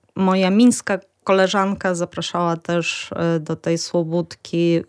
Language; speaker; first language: Polish; non-native, fluent; Russian